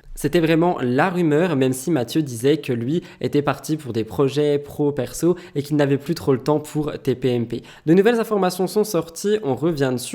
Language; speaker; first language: French; native; French